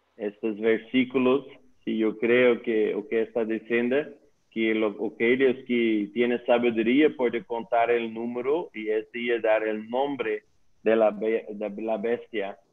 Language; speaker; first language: Spanish; non-native, learner; Dutch